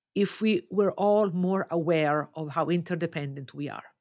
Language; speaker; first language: English; non-native, fluent; Italian